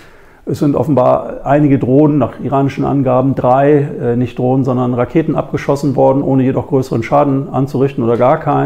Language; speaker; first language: German; native; German